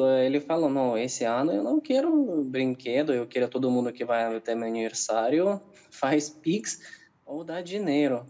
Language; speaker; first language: Portuguese; non-native, fluent; Ukrainian